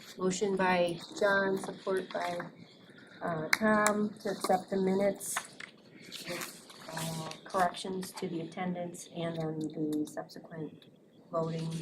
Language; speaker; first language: English; native; English